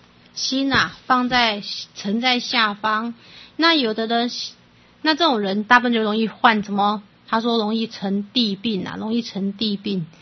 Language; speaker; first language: Chinese; native; Chinese